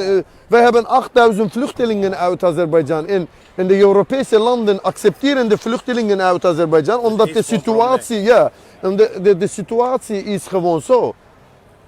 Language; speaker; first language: Dutch; non-native, learner; Azerbaijani